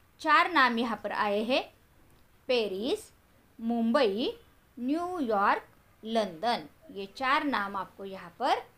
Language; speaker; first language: Hindi; non-native, local second language; Marathi